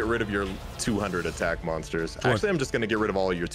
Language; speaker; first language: English; native; English